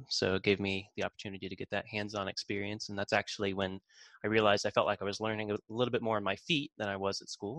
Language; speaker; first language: English; native; English